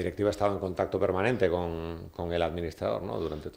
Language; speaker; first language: Spanish; native; Spanish